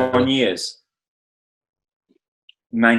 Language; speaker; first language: English; native; English